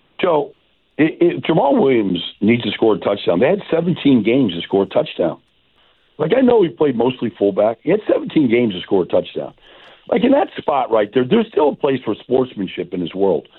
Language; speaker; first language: English; native; English